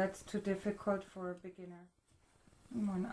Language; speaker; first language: English; non-native, fluent; German